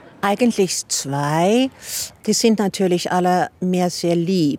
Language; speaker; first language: German; non-native, fluent; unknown